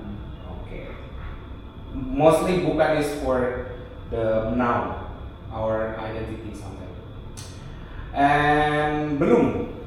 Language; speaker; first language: English; non-native, local second language; Indonesian